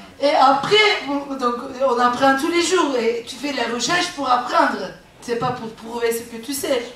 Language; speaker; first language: French; non-native, fluent; Turkish